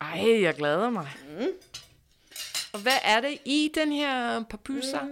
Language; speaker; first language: Danish; non-native, fluent; English